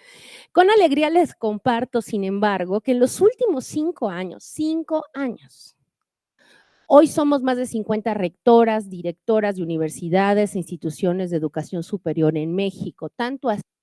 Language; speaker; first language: Spanish; native; Spanish